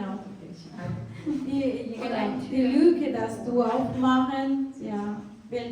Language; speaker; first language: German; non-native, fluent; Portuguese